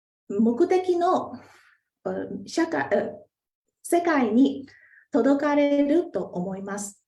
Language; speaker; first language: Japanese; non-native, fluent; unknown